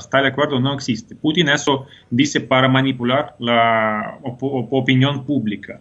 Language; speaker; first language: Spanish; non-native, fluent; Ukrainian